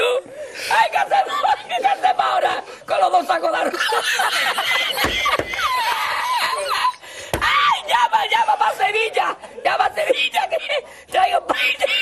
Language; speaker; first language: Spanish; native; Spanish